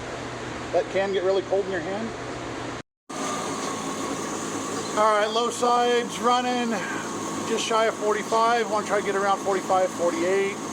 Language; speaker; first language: English; native; English